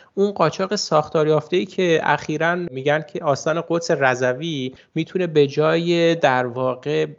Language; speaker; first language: Persian; native; Persian